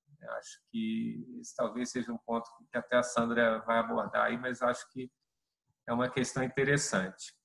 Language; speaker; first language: Portuguese; native; Portuguese